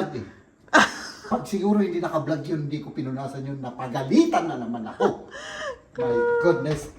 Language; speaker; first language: Filipino; native; Filipino